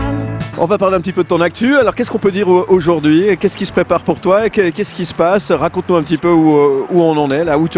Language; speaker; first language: French; native; French